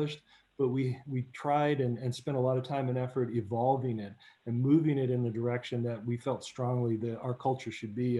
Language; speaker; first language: English; native; English